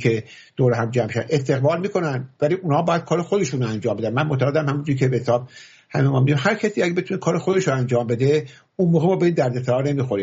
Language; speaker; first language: Persian; native; Persian